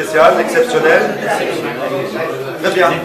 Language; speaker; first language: French; non-native, local second language; Arabic